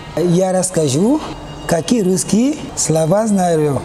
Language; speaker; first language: Russian; non-native, learner; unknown